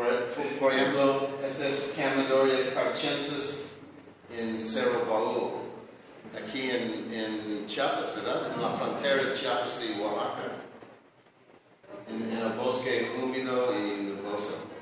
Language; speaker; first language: Spanish; non-native, learner; English